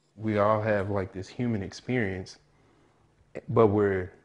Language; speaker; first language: English; native; English